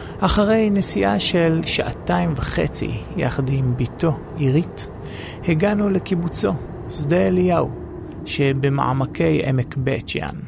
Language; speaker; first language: Hebrew; native; Hebrew